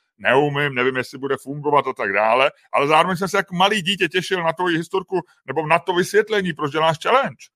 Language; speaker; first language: Czech; native; Czech